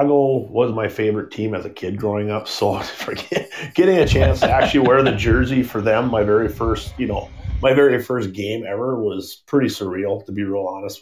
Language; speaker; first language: English; native; English